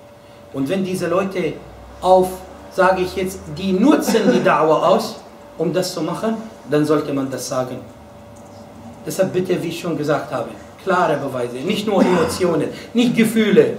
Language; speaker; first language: German; non-native, fluent; Arabic